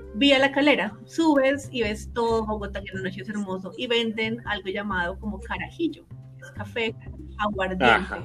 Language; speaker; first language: Spanish; native; Spanish